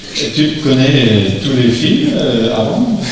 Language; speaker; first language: French; non-native, learner; German